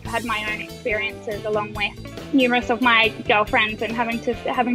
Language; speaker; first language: English; native; English